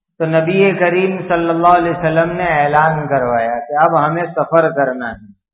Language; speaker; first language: Urdu; native; Urdu